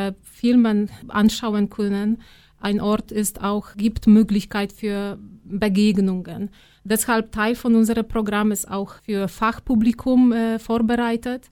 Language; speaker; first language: German; non-native, fluent; Polish